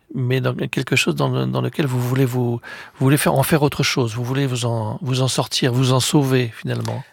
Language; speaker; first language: French; native; French